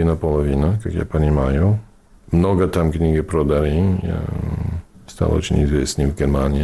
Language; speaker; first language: Russian; non-native, fluent; English